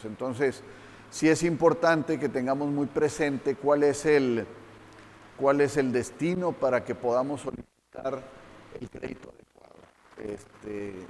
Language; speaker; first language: Spanish; native; Spanish